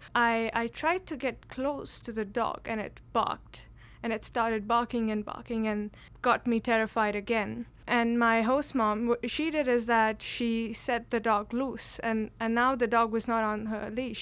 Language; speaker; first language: English; non-native, local second language; Kashmiri